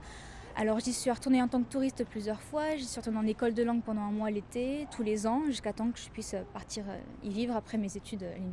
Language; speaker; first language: French; native; French